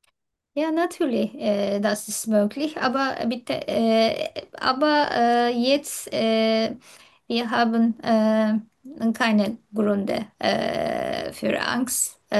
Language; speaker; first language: German; non-native, learner; Turkish